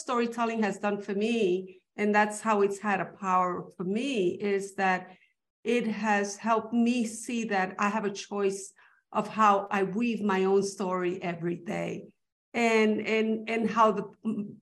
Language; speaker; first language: English; early bilingual, other home language; Spanish